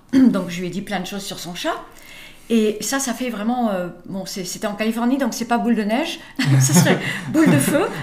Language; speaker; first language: French; early bilingual, other home language; English